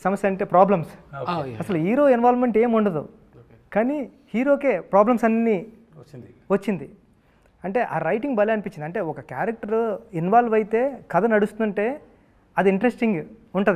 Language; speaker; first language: Telugu; native; Telugu